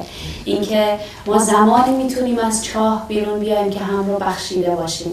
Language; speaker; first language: Persian; native; Persian